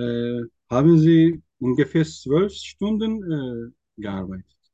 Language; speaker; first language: German; non-native, fluent; Turkish